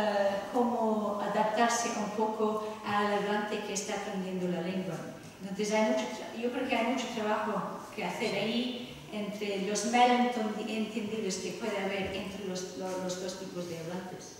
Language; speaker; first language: Spanish; non-native, fluent; English